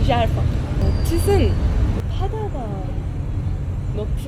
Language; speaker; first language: Korean; non-native, learner; Persian